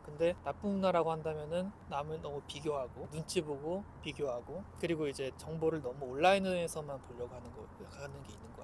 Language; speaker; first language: Korean; native; Korean